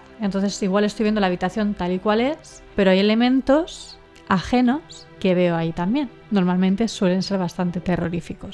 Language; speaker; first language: Spanish; native; Spanish